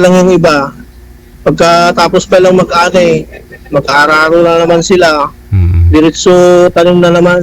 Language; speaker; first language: Filipino; non-native, local second language; Iloko